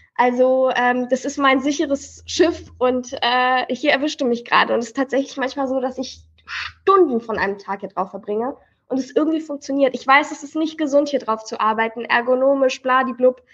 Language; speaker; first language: German; native; German